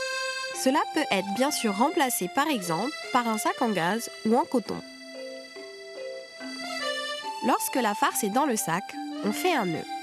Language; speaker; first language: French; native; French